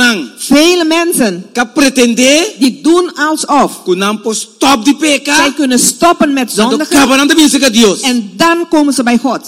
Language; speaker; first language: Dutch; non-native, local second language; Papiamento